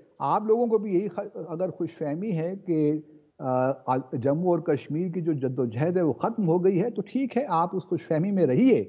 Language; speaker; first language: Urdu; native; Urdu